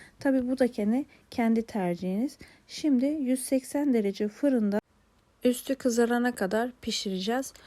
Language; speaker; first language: Turkish; native; Turkish